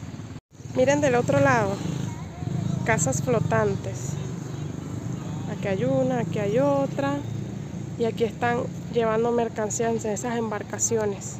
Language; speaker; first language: Spanish; native; Spanish